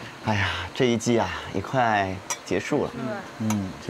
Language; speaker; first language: Chinese; native; Chinese